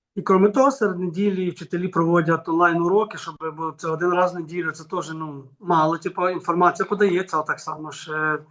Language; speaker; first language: Ukrainian; native; Ukrainian